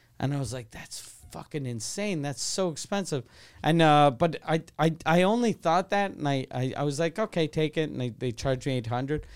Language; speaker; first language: English; non-native, local second language; French